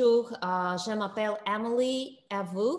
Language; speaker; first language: French; non-native, learner; Russian